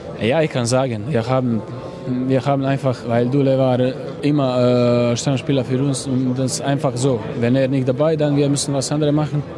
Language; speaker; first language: German; non-native, learner; Croatian